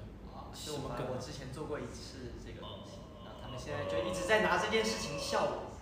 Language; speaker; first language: Chinese; native; Chinese